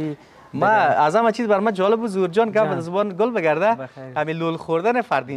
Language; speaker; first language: Persian; native; Persian